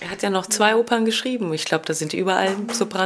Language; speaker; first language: German; native; German